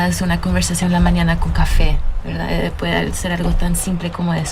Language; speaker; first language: Spanish; early bilingual, heritage; Spanish